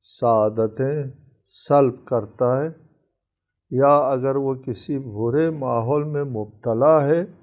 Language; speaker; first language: Urdu; non-native, local second language; Balti